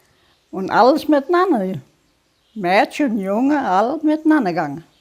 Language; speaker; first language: German; early bilingual, heritage; German